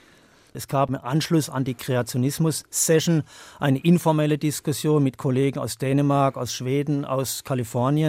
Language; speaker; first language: German; native; German